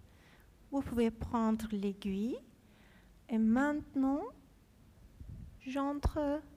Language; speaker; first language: French; non-native, fluent; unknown